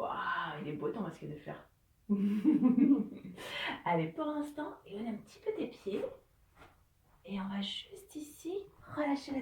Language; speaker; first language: French; native; French